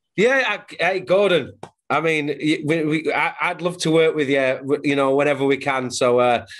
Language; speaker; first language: English; native; English